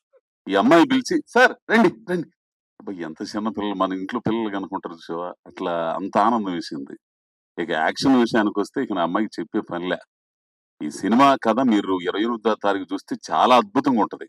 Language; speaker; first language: Telugu; native; Telugu